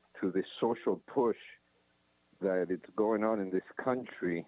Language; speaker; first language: English; non-native, fluent; Spanish